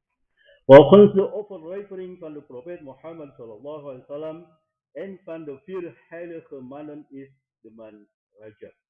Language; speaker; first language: Dutch; non-native, fluent; Indonesian